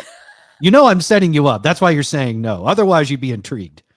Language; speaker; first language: English; native; English